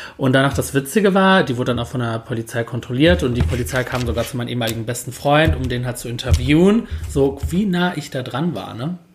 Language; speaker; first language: German; early bilingual, other home language; Turkish